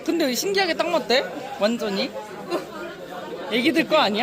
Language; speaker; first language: Korean; native; Korean